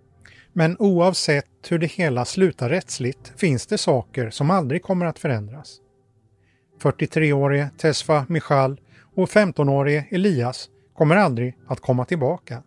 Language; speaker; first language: Swedish; native; Swedish